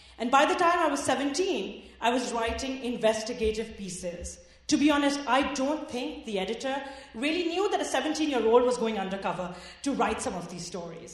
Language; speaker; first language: English; non-native, local second language; Urdu